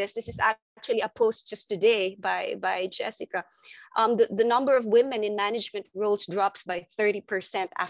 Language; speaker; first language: English; non-native, local second language; Filipino